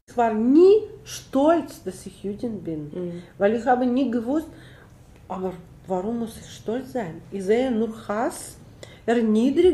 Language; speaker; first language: German; non-native, learner; Russian